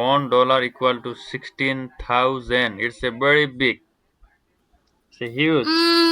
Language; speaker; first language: English; non-native, learner; Bangla